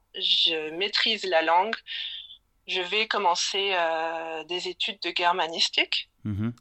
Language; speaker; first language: French; native; French